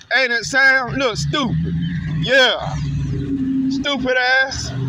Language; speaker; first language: English; native; English